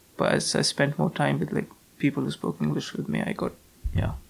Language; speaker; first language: English; non-native, local second language; Hindi